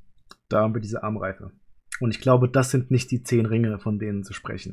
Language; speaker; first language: German; native; German